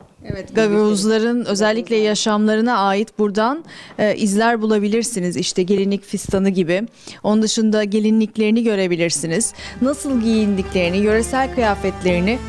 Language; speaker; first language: Turkish; native; Turkish